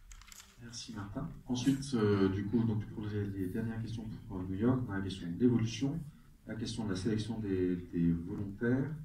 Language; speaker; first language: French; native; French